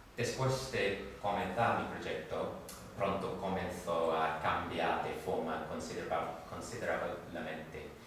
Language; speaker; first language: Spanish; non-native, learner; English